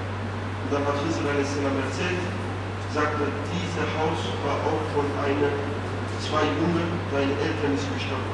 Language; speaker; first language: German; non-native, fluent; Turkish